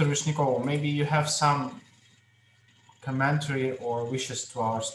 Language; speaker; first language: English; non-native, fluent; Russian